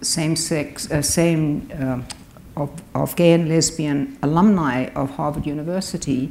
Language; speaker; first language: English; native; English